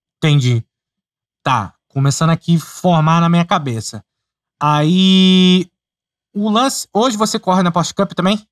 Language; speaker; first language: Portuguese; native; Portuguese